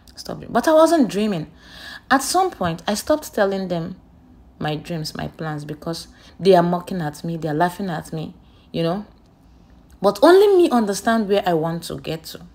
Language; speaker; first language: English; non-native, local second language; Igbo